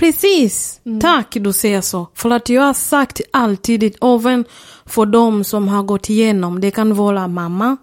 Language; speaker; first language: Swedish; non-native, fluent; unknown